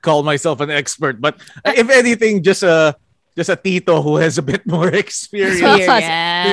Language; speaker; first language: English; non-native, local second language; Filipino